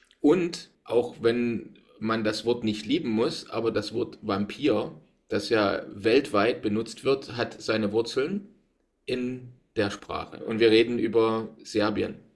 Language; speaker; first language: German; native; German